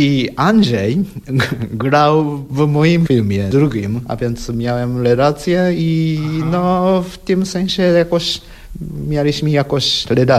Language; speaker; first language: Polish; non-native, learner; Japanese